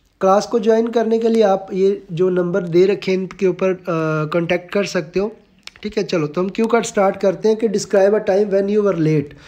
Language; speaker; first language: Hindi; non-native, local second language; Punjabi